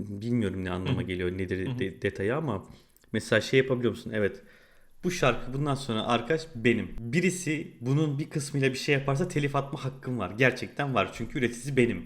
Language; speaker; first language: Turkish; native; Turkish